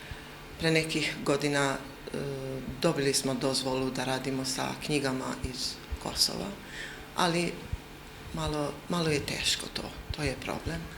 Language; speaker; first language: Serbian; non-native, local second language; Albanian